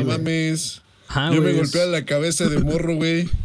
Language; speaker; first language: Spanish; native; Spanish